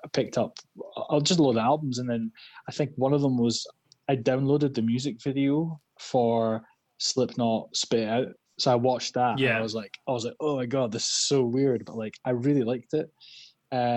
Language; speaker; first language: English; native; English